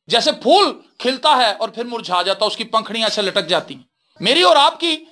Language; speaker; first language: Urdu; non-native, local second language; Punjabi